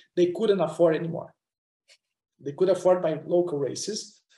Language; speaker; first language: English; non-native, fluent; Portuguese